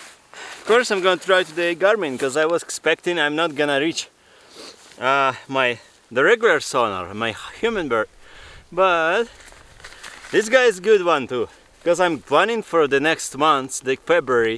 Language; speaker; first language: English; non-native, learner; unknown